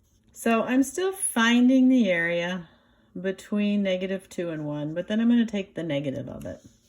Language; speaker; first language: English; native; English